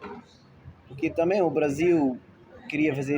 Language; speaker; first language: Portuguese; non-native, fluent; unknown